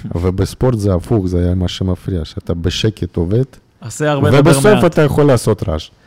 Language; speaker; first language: Hebrew; non-native, fluent; Russian